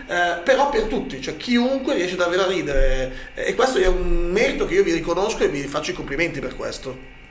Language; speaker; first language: Italian; native; Italian